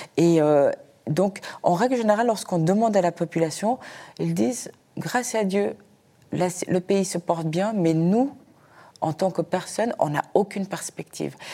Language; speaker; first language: French; early bilingual, other home language; Persian